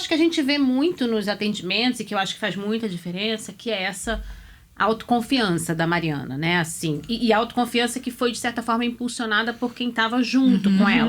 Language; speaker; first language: Portuguese; native; Portuguese